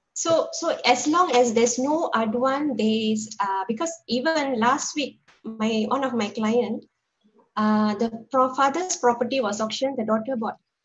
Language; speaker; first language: English; non-native, local second language; Tamil